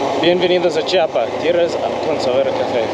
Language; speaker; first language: Spanish; non-native, learner; English